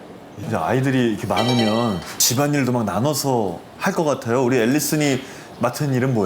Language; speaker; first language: Korean; native; Korean